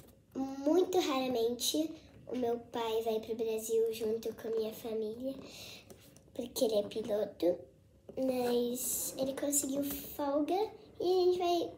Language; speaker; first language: Portuguese; early bilingual, heritage; Portuguese